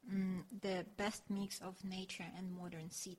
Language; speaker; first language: English; non-native, fluent; Russian